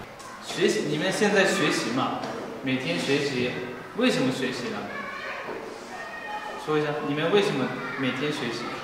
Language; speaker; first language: Chinese; non-native, fluent; Japanese